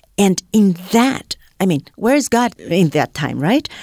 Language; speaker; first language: English; non-native, fluent; Portuguese